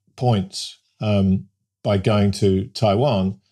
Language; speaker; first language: English; native; English